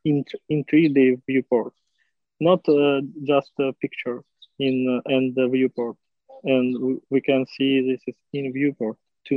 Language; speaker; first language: English; non-native, learner; Russian